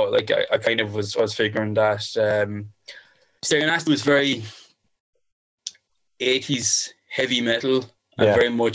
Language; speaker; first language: English; native; English